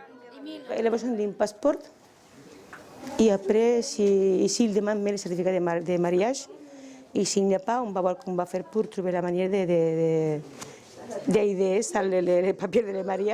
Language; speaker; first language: French; non-native, learner; Spanish